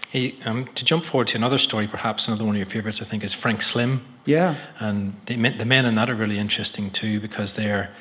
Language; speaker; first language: English; native; English